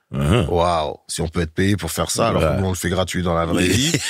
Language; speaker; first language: French; early bilingual, heritage; French